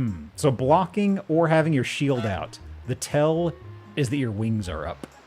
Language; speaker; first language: English; native; English